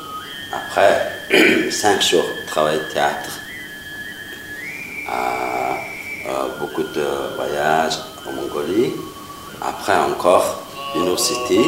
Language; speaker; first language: French; non-native, learner; Mongolian